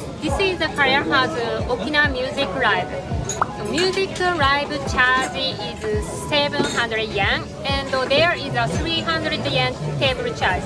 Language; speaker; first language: English; non-native, learner; Japanese